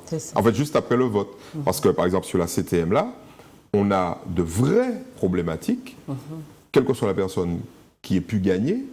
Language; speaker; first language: French; native; French